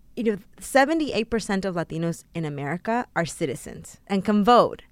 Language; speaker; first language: English; early bilingual, other home language; Spanish